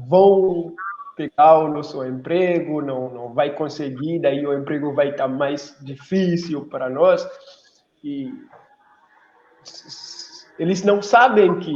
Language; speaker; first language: Portuguese; non-native, local second language; Haitian Creole